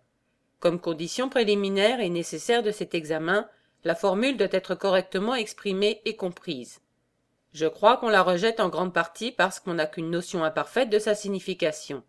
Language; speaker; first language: French; native; French